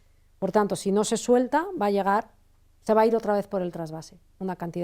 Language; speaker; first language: Spanish; native; Spanish